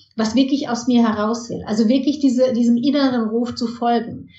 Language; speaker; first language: German; early bilingual, heritage; German